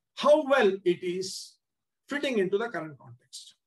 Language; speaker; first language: English; non-native, local second language; Tamil